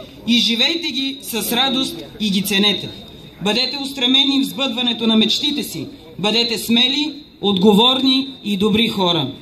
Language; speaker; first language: Bulgarian; native; Bulgarian